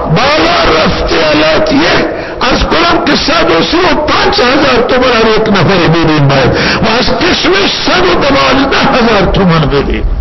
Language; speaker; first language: Persian; non-native, local second language; Baluchi